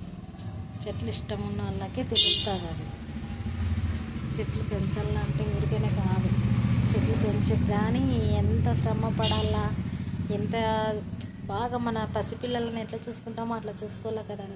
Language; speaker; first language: Telugu; native; Telugu